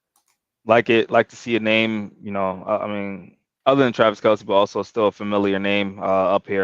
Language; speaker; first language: English; native; English